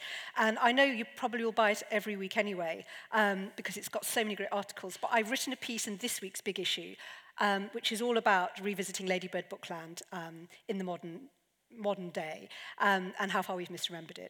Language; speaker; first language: English; native; English